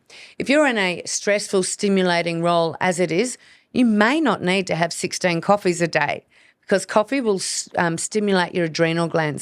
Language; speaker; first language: English; native; English